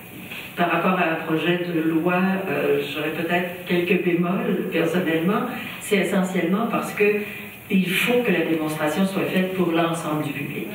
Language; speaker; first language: French; native; French